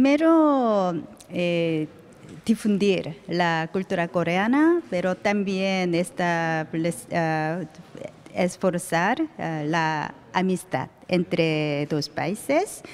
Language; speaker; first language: Spanish; non-native, learner; Korean